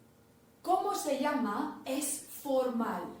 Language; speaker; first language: Spanish; non-native, fluent; English